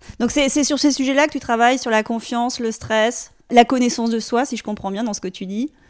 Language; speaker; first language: French; native; French